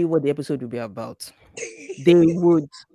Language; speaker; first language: English; non-native, local second language; Yoruba